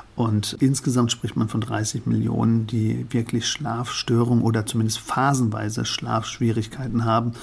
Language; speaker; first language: German; native; German